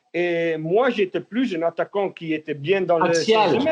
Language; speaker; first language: French; non-native, learner; Dutch